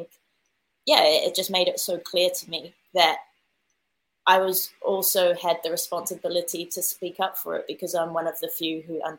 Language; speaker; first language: English; native; English